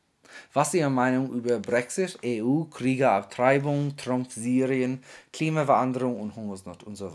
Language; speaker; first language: German; non-native, fluent; English